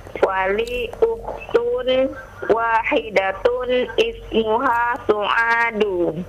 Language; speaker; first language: Arabic; non-native, learner; Indonesian